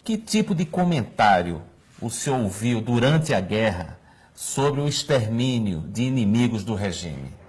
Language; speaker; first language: Portuguese; native; Portuguese